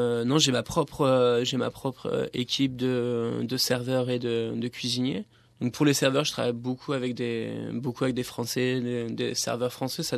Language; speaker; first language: French; native; French